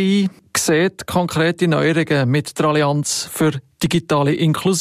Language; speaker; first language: German; native; German